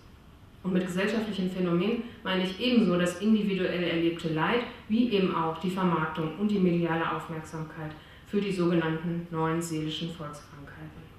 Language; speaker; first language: German; native; German